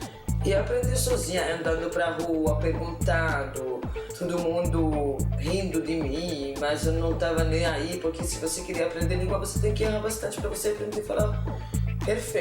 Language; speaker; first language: Portuguese; non-native, learner; Arabic